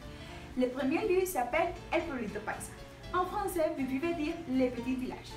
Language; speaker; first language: French; non-native, learner; Spanish